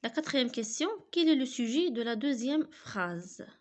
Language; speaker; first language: French; non-native, local second language; Arabic